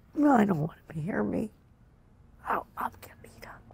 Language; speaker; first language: English; native; English